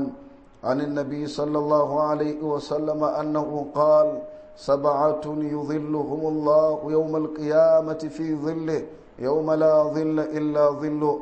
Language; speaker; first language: Arabic; non-native, fluent; Hausa